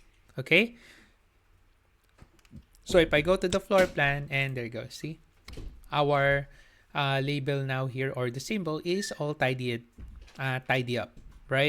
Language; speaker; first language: English; non-native, local second language; Filipino